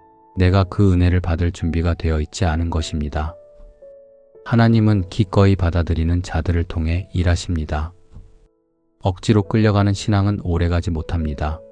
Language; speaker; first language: Korean; native; Korean